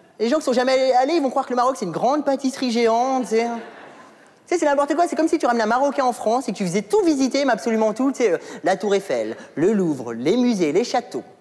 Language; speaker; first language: French; early bilingual, other home language; Arabic